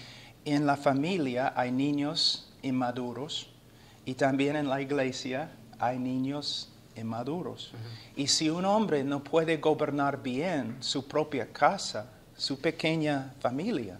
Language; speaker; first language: Spanish; non-native, fluent; English